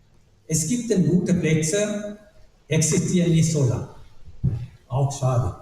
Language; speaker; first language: German; non-native, learner; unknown